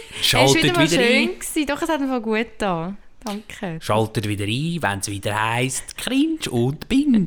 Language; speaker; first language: German; native; German